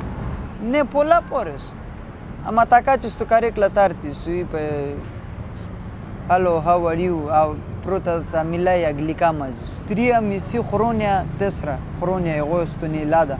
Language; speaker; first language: Greek; non-native, learner; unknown